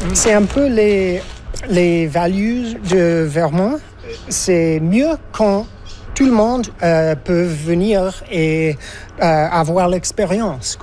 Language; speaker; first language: French; non-native, learner; English